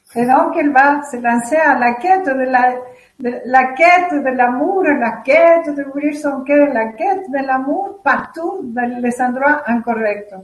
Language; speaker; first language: French; non-native, fluent; Spanish